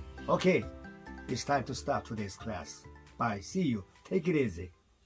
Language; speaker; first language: English; non-native, fluent; Korean